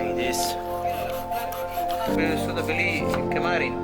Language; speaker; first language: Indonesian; non-native, learner; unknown